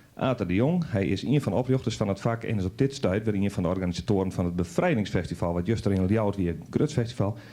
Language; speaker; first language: Dutch; non-native, local second language; Western Frisian